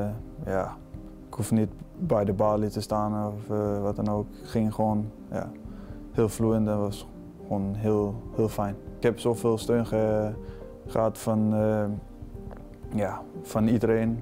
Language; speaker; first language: Dutch; non-native, fluent; Danish